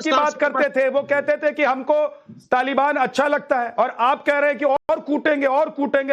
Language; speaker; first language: Hindi; native; Hindi